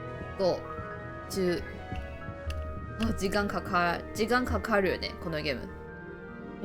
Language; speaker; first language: Japanese; non-native, learner; Chinese